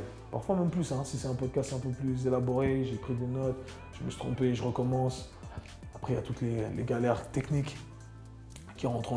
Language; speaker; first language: French; native; French